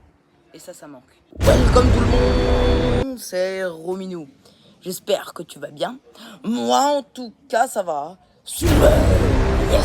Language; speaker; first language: French; native; French